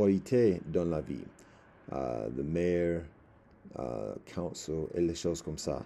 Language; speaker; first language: French; non-native, learner; English